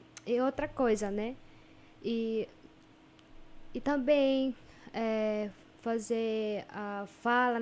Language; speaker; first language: Portuguese; non-native, local second language; Ticuna